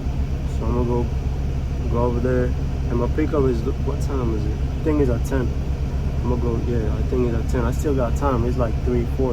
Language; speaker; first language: English; native; English